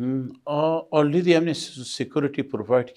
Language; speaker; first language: Hindi; non-native, fluent; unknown